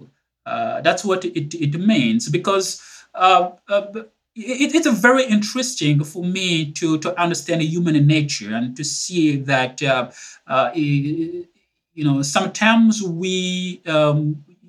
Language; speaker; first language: English; non-native, fluent; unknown